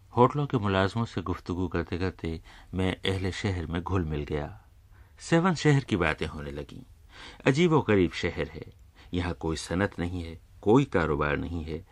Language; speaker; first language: Urdu; native; Urdu